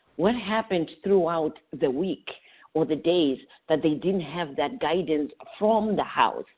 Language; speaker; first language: English; non-native, local second language; North Ndebele